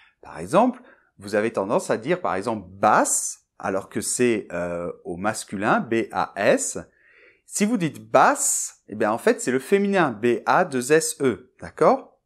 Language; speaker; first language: French; native; French